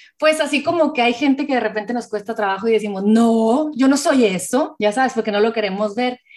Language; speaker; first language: Spanish; native; Spanish